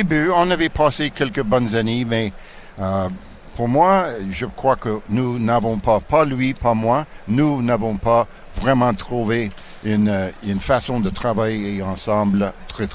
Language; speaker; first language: French; non-native, local second language; English